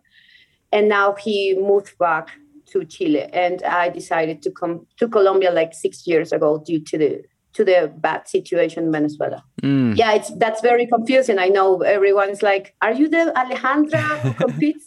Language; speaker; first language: English; non-native, fluent; Spanish